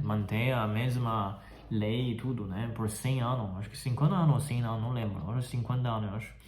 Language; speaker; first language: Portuguese; non-native, fluent; Chinese